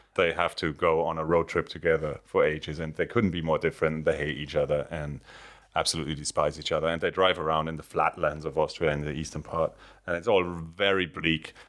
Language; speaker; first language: English; non-native, fluent; German